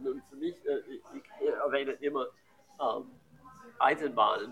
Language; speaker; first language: German; non-native, learner; English